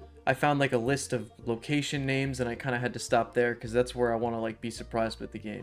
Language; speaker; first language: English; native; English